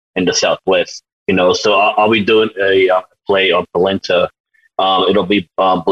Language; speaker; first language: English; native; English